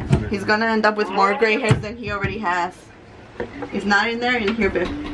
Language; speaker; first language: English; early bilingual, other home language; Spanish